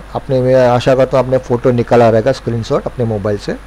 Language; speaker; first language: Hindi; non-native, local second language; Gujarati